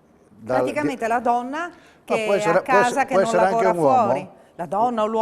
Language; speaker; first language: Italian; native; Italian